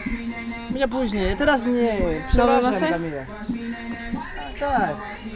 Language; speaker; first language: Polish; non-native, learner; Swahili